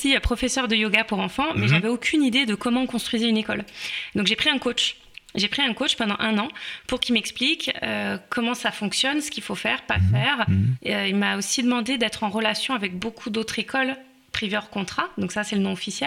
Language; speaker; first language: French; native; French